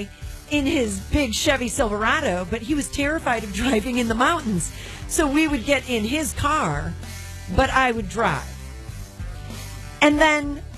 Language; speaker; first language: English; native; English